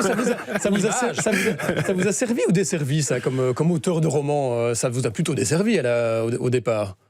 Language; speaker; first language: French; native; French